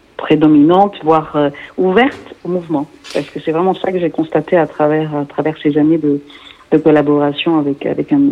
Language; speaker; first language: French; non-native, local second language; Arabic